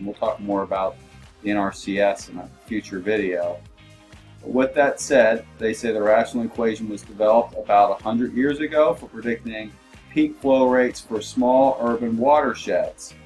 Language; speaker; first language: English; native; English